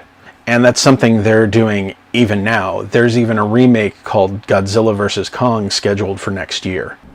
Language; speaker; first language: English; native; English